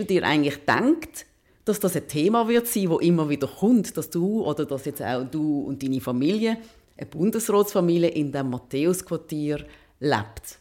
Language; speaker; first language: German; native; German